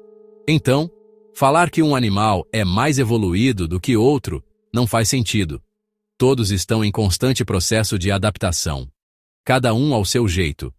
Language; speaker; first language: Portuguese; native; Portuguese